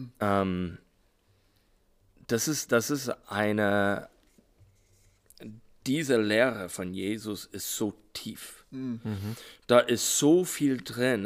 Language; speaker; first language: German; non-native, learner; English